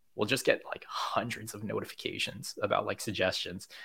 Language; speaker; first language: English; native; English